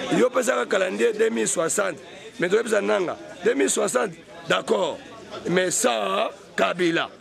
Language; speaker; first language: Lingala; native; Lingala